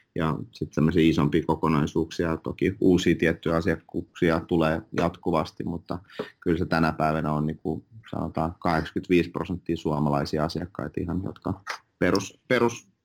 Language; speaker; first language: Finnish; early bilingual, other home language; Russian